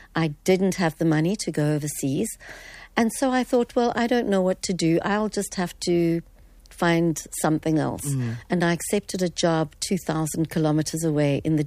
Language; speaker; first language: English; native; English